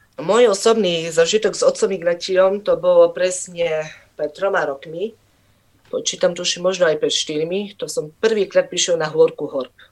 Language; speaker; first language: Slovak; non-native, local second language; Rusyn